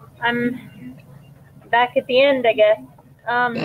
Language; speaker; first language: English; native; English